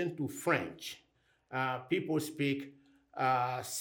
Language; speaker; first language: English; non-native, fluent; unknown